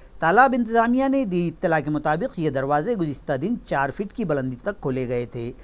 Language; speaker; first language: Urdu; native; Urdu